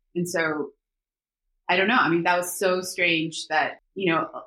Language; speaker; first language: English; early bilingual, other home language; Korean